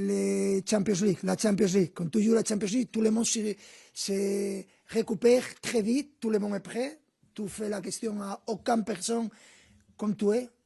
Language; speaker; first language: French; non-native, fluent; Spanish